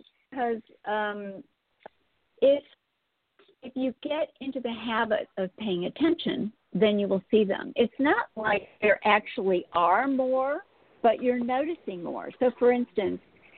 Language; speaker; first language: English; native; English